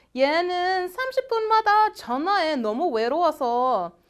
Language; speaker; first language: Korean; non-native, learner; English